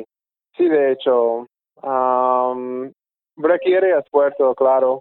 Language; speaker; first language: Spanish; non-native, fluent; English